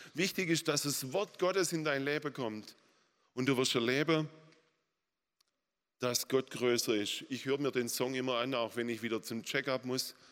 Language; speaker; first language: German; native; German